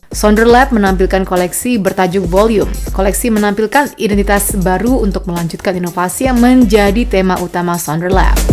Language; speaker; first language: Indonesian; native; Indonesian